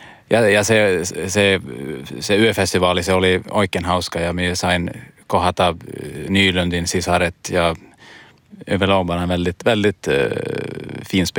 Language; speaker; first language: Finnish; non-native, learner; Swedish